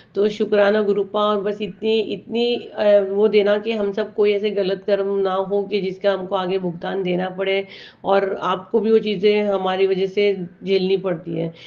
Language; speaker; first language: Hindi; native; Hindi